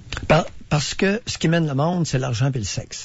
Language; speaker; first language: French; native; French